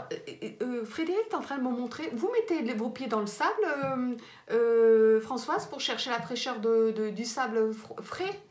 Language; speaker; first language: French; native; French